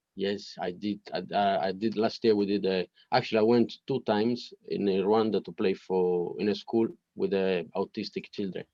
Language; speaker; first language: English; non-native, learner; Italian